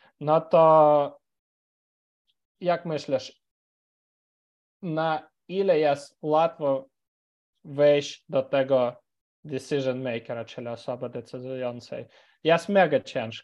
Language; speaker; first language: Polish; non-native, fluent; Ukrainian